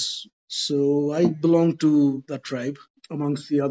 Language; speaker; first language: English; non-native, local second language; Badaga